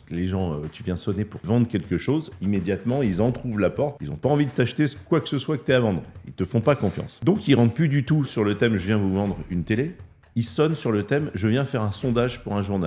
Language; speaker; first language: French; native; French